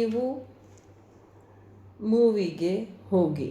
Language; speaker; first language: Kannada; non-native, learner; Punjabi